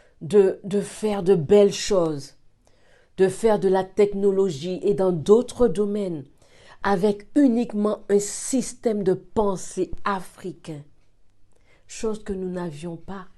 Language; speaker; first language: French; native; French